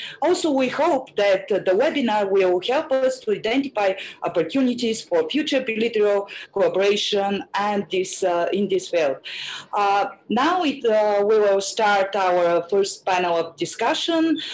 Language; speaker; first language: English; non-native, fluent; Bulgarian